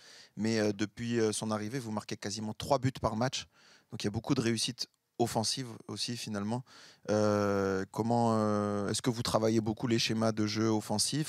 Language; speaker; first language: French; native; French